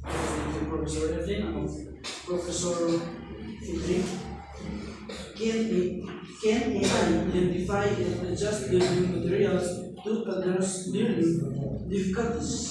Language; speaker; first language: English; non-native, learner; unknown